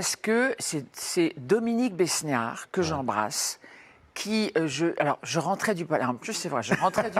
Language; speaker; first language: French; native; French